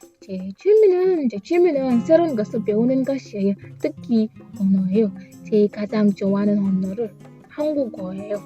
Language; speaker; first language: Korean; non-native, learner; Yoruba